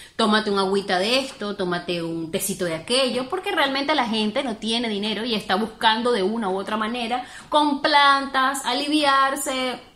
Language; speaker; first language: Spanish; native; Spanish